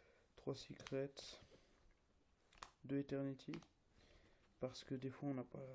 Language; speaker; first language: French; native; French